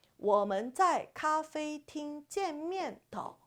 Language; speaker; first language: Chinese; non-native, fluent; Korean